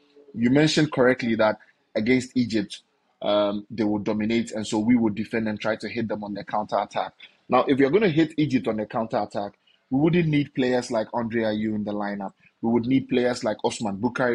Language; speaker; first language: English; non-native, local second language; Akan